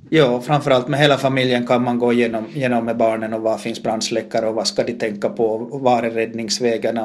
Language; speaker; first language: Swedish; native; Swedish